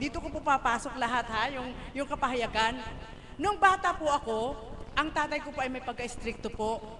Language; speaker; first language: Filipino; non-native, local second language; Cebuano